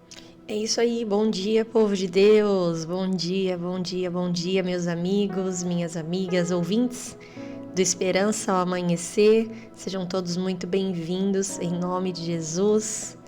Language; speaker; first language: Portuguese; native; Portuguese